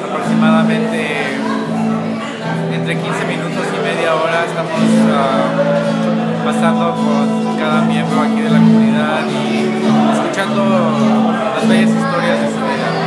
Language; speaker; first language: Spanish; native; Spanish